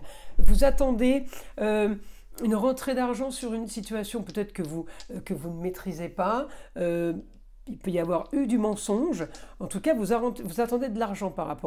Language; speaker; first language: French; native; French